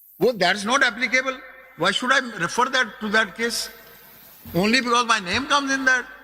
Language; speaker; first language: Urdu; non-native, local second language; Punjabi